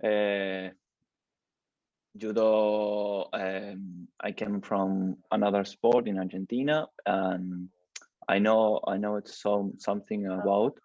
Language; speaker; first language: English; non-native, learner; Spanish